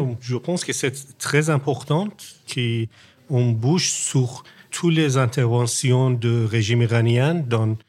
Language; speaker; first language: French; non-native, learner; Persian